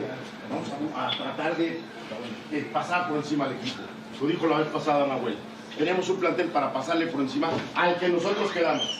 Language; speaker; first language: Spanish; native; Spanish